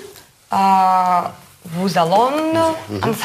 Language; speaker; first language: French; non-native, learner; Russian